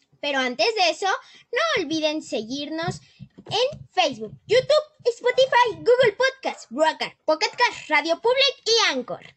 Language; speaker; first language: Spanish; native; Spanish